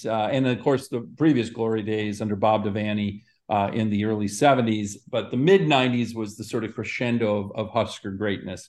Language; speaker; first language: English; native; English